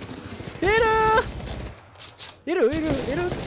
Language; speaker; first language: Japanese; non-native, learner; English